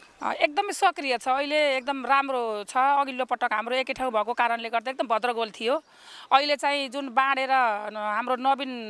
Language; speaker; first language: Nepali; native; Nepali